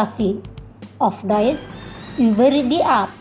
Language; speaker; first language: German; non-native, fluent; Indonesian